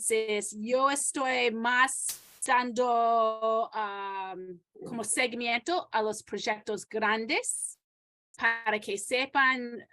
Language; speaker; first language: Spanish; non-native, fluent; English